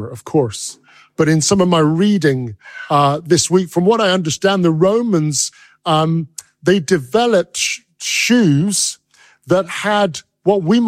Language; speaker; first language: English; native; English